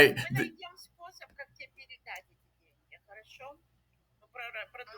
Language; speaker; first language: Russian; native; Russian